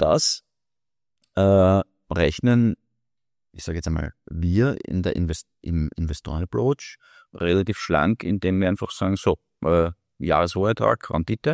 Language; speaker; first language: German; native; German